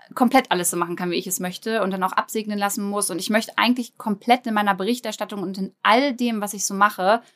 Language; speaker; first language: German; native; German